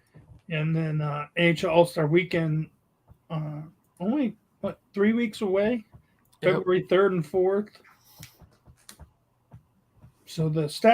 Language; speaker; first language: English; native; English